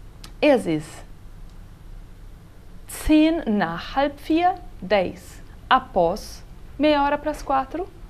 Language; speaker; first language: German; non-native, fluent; Portuguese